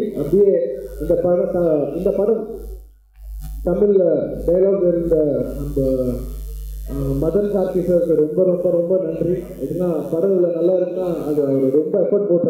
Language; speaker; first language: Tamil; non-native, local second language; Telugu